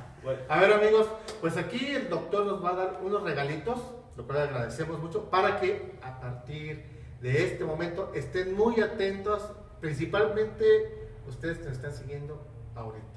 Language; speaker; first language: Spanish; native; Spanish